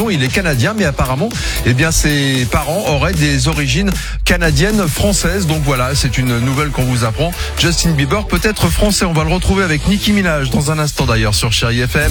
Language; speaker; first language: French; native; French